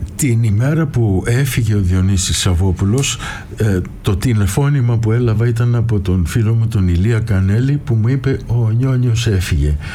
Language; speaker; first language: Greek; early bilingual, heritage; Greek